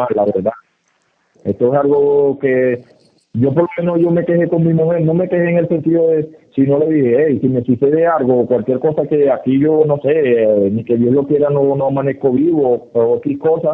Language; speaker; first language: Spanish; native; Spanish